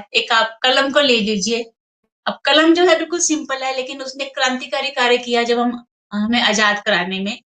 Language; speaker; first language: Hindi; native; Hindi